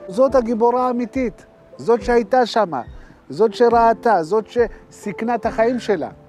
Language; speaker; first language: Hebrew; early bilingual, other home language; Amharic